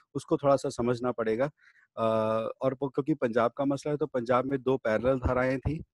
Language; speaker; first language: Hindi; native; Hindi